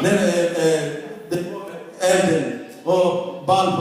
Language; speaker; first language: Swedish; non-native, fluent; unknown